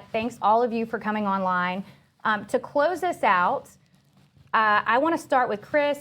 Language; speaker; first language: English; native; English